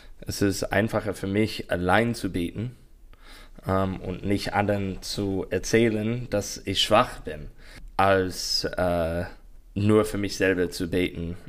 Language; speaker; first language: German; non-native, learner; English